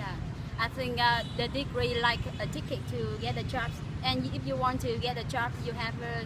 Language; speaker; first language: English; non-native, learner; Vietnamese